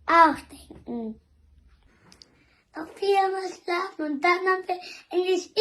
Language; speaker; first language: German; early bilingual, other home language; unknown